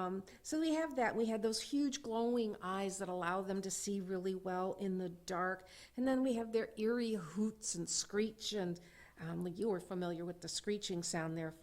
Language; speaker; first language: English; native; English